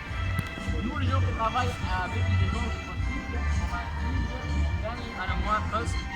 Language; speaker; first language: French; non-native, learner; Arabic